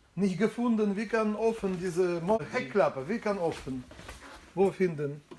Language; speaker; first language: German; non-native, learner; Ukrainian